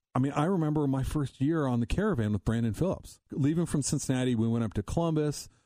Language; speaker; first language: English; native; English